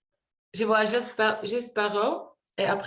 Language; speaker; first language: French; non-native, learner; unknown